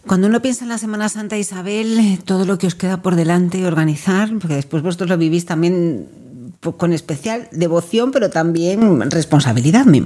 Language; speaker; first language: Spanish; native; Spanish